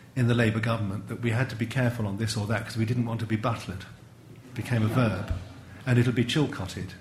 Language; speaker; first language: English; native; English